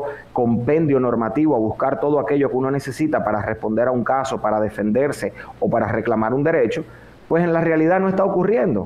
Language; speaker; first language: Spanish; native; Spanish